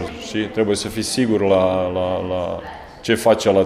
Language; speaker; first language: Romanian; non-native, learner; Serbian